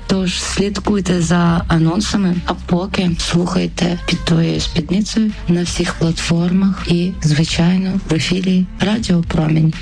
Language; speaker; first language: Ukrainian; native; Ukrainian